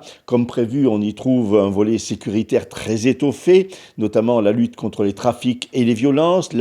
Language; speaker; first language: French; native; French